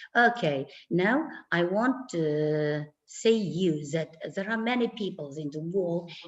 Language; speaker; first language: English; non-native, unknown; Kazakh